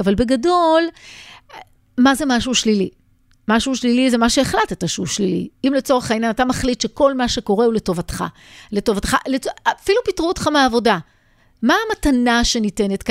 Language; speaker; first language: Hebrew; native; Hebrew